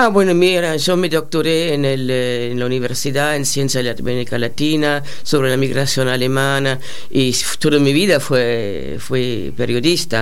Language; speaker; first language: Spanish; non-native, fluent; German